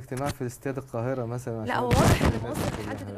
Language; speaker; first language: Arabic; native; Arabic